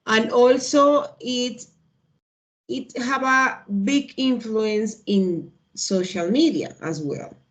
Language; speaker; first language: English; non-native, learner; Spanish